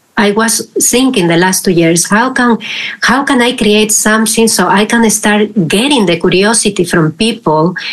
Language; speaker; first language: English; non-native, fluent; Spanish